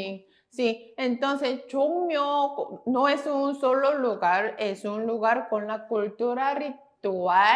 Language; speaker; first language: Spanish; non-native, fluent; Korean